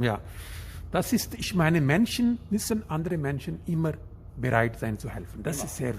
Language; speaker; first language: German; non-native, learner; Urdu